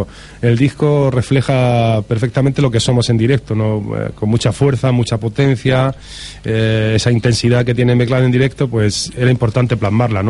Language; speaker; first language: Spanish; native; Spanish